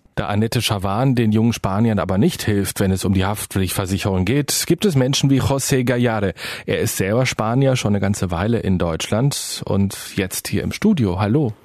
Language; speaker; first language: German; native; German